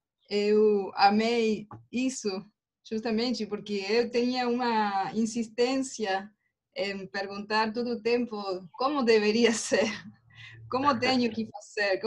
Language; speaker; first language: Portuguese; non-native, learner; Spanish